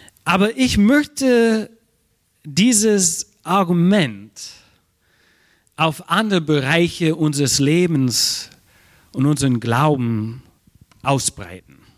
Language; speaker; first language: German; non-native, fluent; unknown